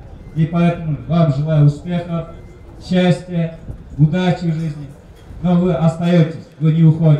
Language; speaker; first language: Russian; non-native, local second language; Kyrgyz